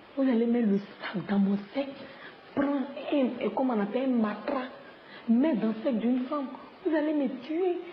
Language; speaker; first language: French; non-native, local second language; Dyula